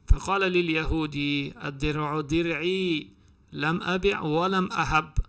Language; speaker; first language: Arabic; non-native, fluent; Uzbek